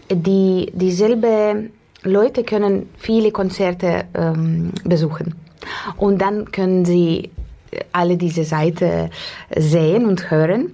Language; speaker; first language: German; non-native, learner; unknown